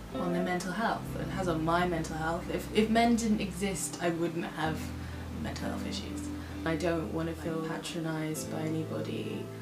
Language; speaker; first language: English; native; English